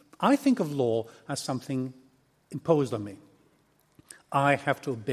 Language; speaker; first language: English; native; English